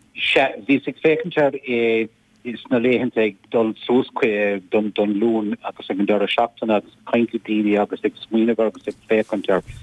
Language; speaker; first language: Irish; native; Irish